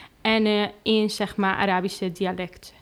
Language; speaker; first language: Dutch; non-native, fluent; Arabic